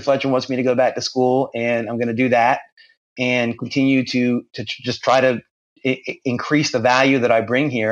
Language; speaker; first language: English; native; English